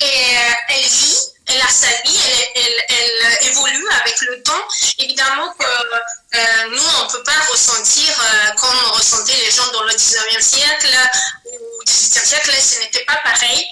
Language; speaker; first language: French; non-native, fluent; Azerbaijani